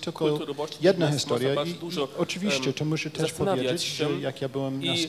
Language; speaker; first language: Polish; non-native, fluent; Japanese